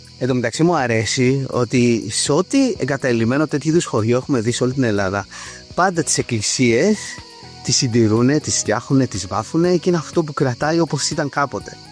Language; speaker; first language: Greek; native; Greek